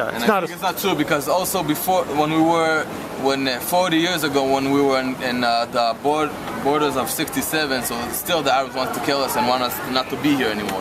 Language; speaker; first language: English; non-native, fluent; Hebrew